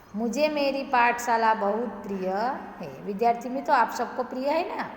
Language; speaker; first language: Hindi; non-native, local second language; Gujarati